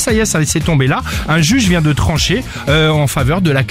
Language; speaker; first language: French; native; French